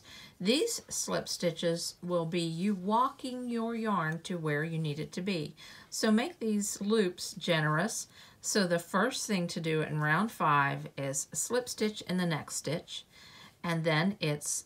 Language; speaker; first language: English; native; English